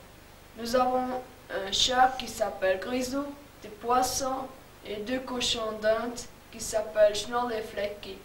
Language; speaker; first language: French; non-native, learner; German